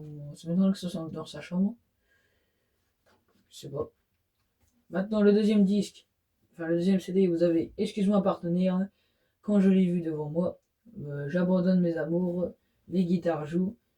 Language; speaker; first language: French; native; French